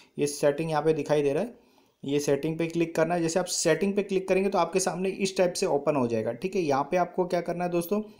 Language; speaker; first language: Hindi; native; Hindi